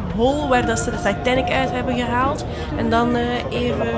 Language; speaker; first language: Dutch; native; Dutch